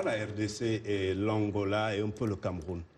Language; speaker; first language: French; native; French